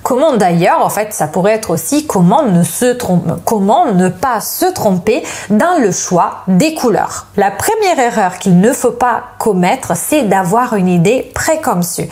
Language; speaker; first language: French; non-native, fluent; Italian